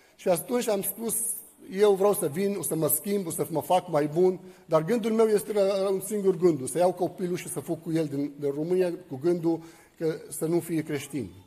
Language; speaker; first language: Romanian; non-native, fluent; Arabic